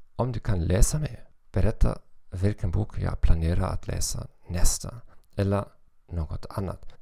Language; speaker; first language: Swedish; non-native, fluent; German